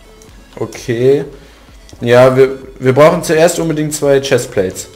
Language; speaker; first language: German; native; German